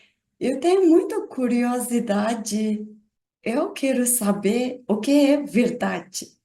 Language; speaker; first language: Portuguese; non-native, learner; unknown